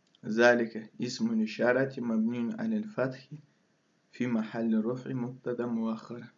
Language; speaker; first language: Arabic; non-native, fluent; Russian